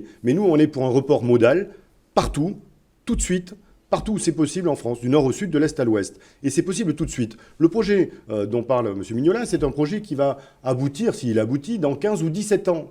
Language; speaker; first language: French; native; French